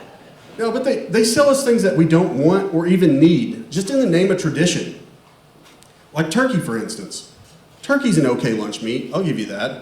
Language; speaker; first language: English; native; English